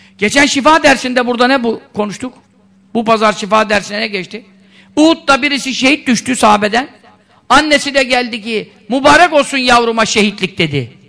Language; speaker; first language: Turkish; native; Turkish